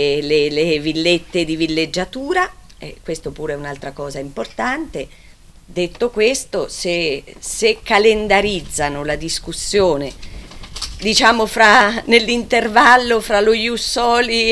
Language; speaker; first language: Italian; native; Italian